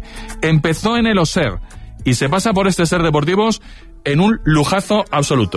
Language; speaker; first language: Spanish; native; Spanish